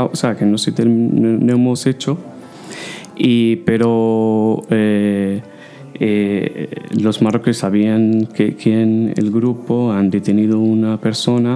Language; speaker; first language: Spanish; non-native, fluent; Arabic